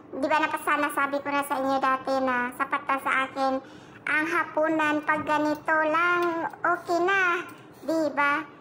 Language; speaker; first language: Filipino; non-native, local second language; Cebuano